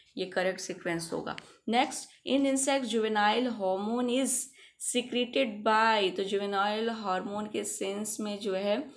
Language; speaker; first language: Hindi; native; Hindi